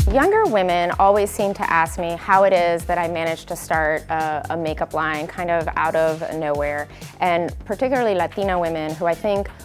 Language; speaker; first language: English; early bilingual, other home language; Spanish